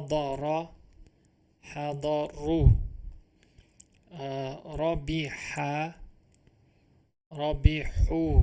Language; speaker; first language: Arabic; non-native, fluent; Uzbek